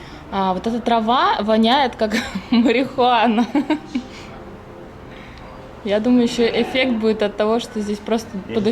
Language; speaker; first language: Russian; native; Russian